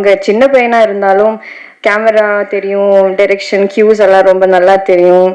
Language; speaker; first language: Tamil; non-native, learner; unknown